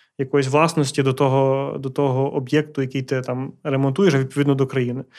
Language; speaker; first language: Ukrainian; early bilingual, heritage; Ukrainian